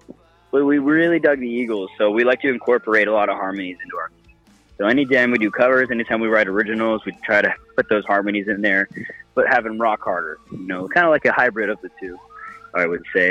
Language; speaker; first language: English; native; English